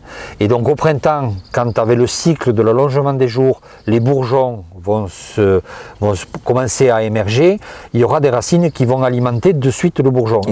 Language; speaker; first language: French; native; French